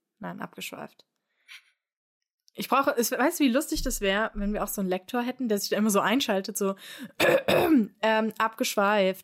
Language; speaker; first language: German; native; German